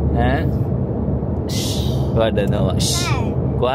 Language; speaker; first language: English; non-native, local second language; Filipino